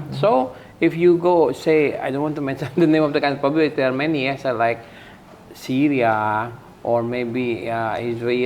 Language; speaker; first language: English; non-native, fluent; Indonesian